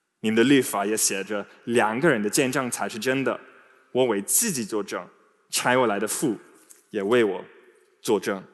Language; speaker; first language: Chinese; non-native, fluent; English